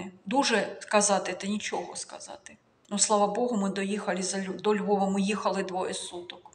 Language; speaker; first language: Ukrainian; non-native, local second language; Russian